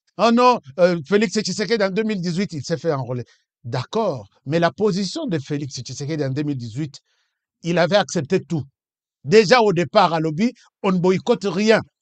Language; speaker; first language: French; non-native, local second language; Lingala